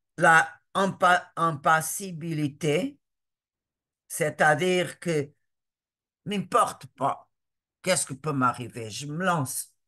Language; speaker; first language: French; non-native, fluent; Portuguese